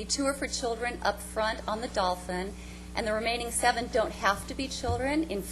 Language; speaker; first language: English; native; English